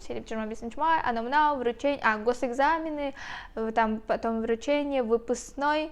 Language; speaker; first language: Russian; non-native, local second language; Kazakh